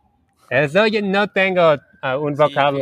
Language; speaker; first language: Spanish; non-native, learner; English